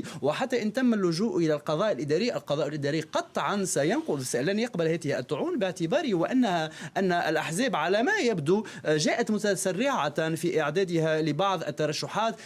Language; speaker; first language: Arabic; native; Arabic